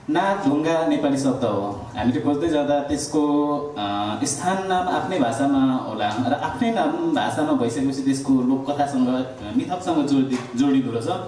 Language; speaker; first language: Nepali; non-native, local second language; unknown